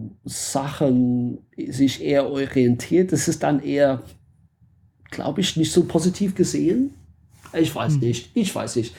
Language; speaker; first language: German; non-native, fluent; English